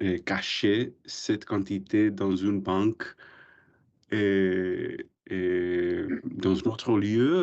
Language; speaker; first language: French; non-native, learner; English